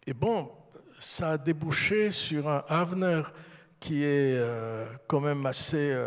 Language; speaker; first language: French; early bilingual, heritage; French